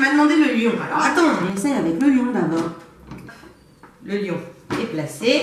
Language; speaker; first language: French; native; French